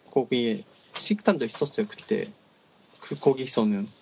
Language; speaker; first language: Korean; non-native, learner; Japanese